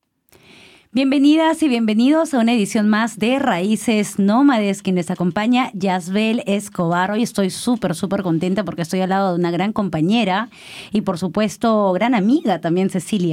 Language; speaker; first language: Spanish; native; Spanish